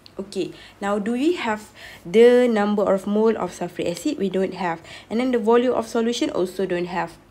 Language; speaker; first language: English; non-native, local second language; Malay